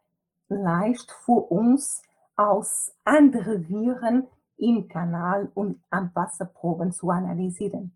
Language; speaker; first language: German; non-native, fluent; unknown